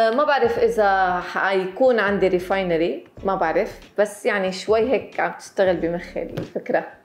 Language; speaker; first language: Arabic; native; Arabic